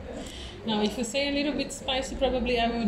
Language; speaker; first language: English; non-native, fluent; Portuguese